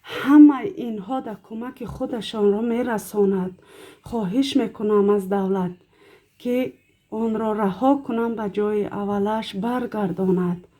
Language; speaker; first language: Tajik; native; Tajik